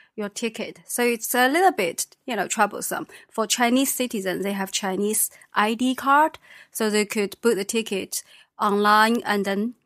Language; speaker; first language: English; non-native, fluent; Chinese